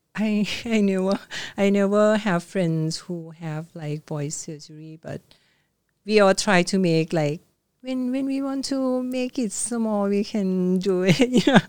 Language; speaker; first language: English; non-native, learner; Thai